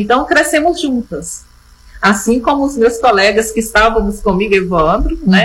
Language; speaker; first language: Portuguese; native; Portuguese